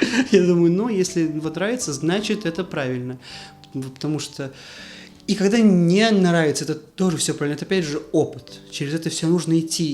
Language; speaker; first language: Russian; native; Russian